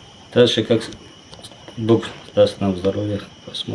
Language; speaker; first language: Russian; non-native, local second language; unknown